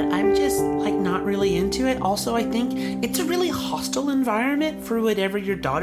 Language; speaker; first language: English; native; English